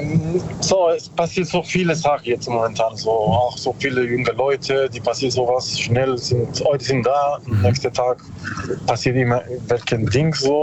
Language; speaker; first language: German; non-native, learner; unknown